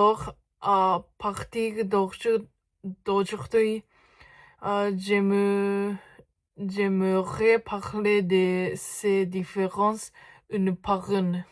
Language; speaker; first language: French; non-native, learner; Japanese